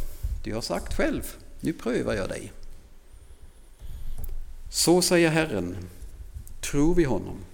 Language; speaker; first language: Swedish; non-native, fluent; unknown